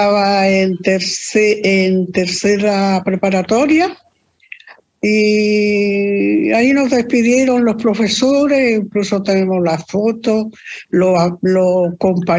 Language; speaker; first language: Spanish; early bilingual, other home language; Italian